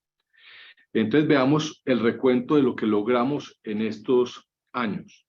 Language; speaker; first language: Spanish; native; Spanish